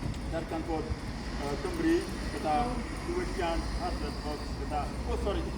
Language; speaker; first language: Welsh; non-native, fluent; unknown